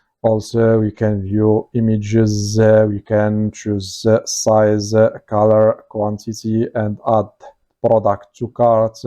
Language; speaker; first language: English; non-native, fluent; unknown